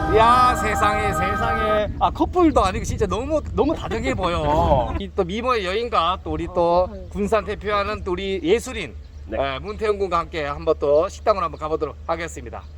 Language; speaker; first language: Korean; native; Korean